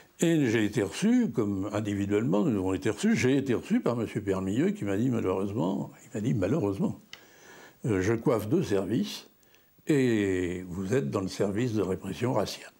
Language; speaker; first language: French; native; French